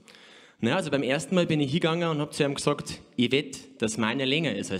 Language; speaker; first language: German; native; German